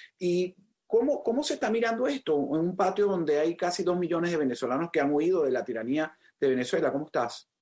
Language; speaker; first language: Spanish; native; Spanish